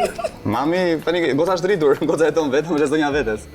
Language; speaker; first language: Albanian; native; Albanian